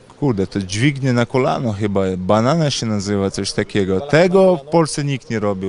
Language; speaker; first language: Polish; non-native, fluent; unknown